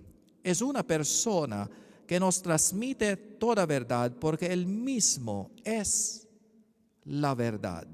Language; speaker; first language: Spanish; non-native, learner; Filipino